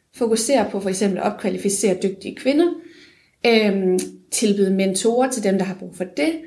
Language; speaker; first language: Danish; native; Danish